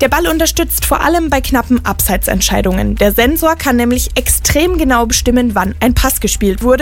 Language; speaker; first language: German; native; German